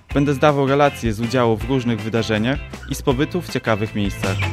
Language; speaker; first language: Polish; native; Polish